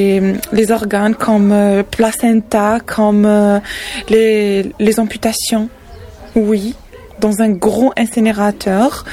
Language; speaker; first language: French; non-native, local second language; Arabic